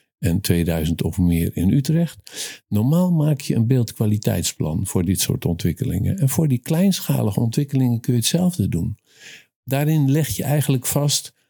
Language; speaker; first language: Dutch; native; Dutch